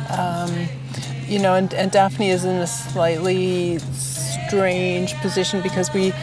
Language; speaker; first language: English; native; English